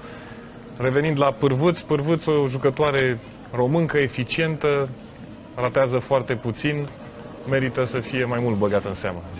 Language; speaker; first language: Romanian; native; Romanian